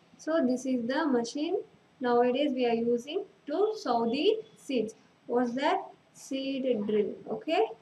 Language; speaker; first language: English; non-native, local second language; Telugu